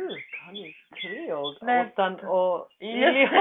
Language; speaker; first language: Greek; non-native, learner; German